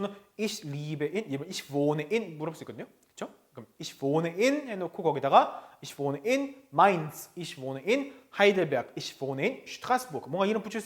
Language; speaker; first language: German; non-native, fluent; Korean